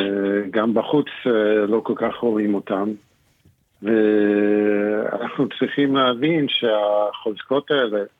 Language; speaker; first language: Hebrew; non-native, fluent; English